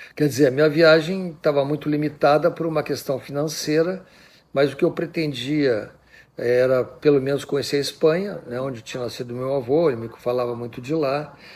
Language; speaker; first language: Portuguese; native; Portuguese